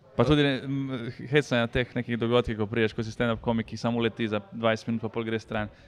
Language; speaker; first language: Slovenian; early bilingual, other home language; Serbian